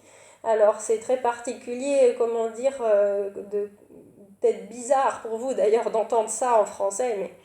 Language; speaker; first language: French; native; French